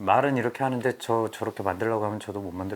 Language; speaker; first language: Korean; native; Korean